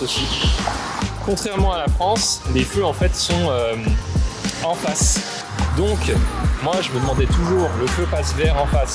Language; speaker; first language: French; native; French